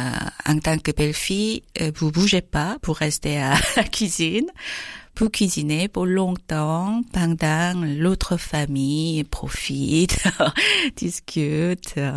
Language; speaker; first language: French; non-native, fluent; Korean